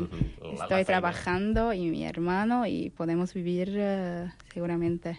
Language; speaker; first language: Spanish; non-native, learner; Arabic